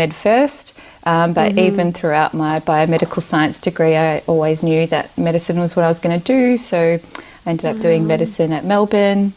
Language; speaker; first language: English; early bilingual, other home language; Romanian